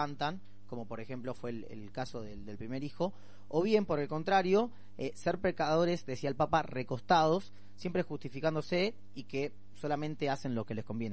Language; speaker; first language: Spanish; native; Spanish